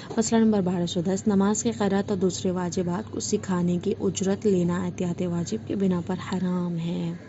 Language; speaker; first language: Urdu; native; Urdu